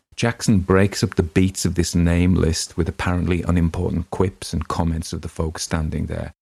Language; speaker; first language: English; native; English